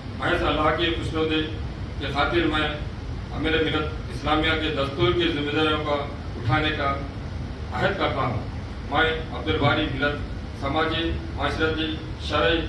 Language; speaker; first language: Urdu; native; Urdu